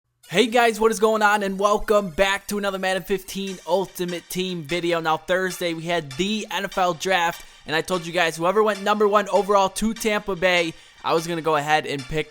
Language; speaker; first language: English; native; English